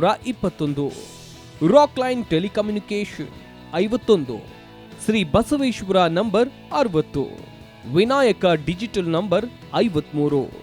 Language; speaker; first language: Kannada; native; Kannada